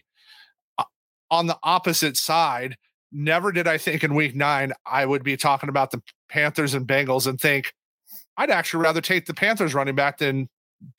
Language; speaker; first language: English; native; English